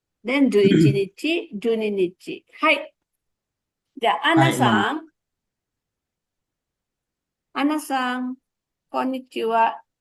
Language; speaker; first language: Japanese; non-native, fluent; Filipino